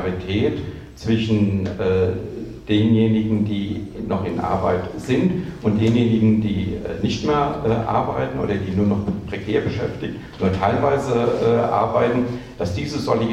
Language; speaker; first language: German; native; German